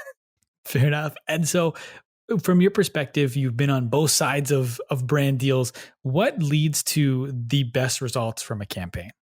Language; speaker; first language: English; native; English